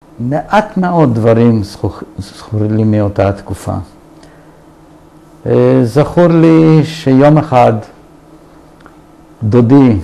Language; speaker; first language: Hebrew; early bilingual, other home language; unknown